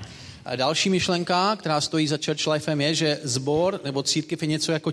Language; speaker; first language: Czech; native; Czech